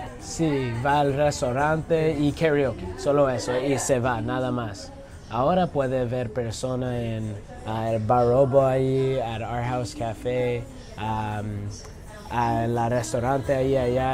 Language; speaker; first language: Spanish; non-native, learner; English